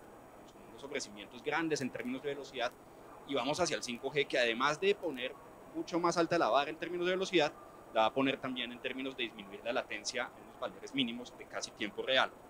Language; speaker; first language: Spanish; native; Spanish